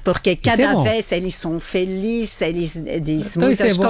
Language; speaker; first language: Portuguese; non-native, fluent; French